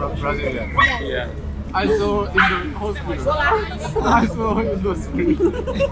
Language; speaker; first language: English; non-native, learner; Korean